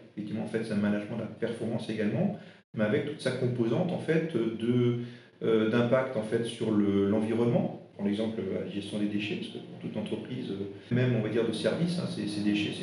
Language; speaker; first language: French; non-native, local second language; Swiss German